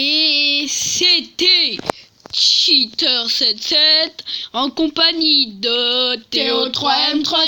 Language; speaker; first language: French; native; French